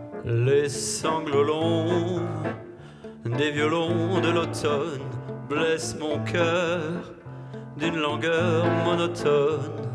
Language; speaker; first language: French; native; French